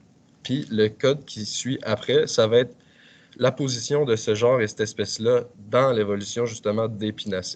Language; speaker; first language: French; native; French